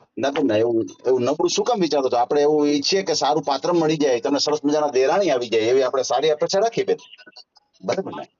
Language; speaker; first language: Gujarati; native; Gujarati